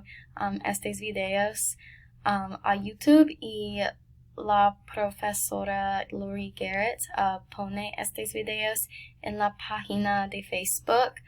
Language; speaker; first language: Spanish; non-native, learner; English